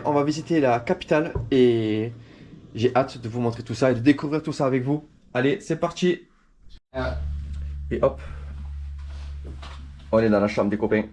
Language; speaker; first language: French; native; French